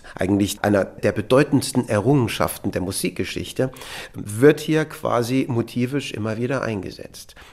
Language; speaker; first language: German; native; German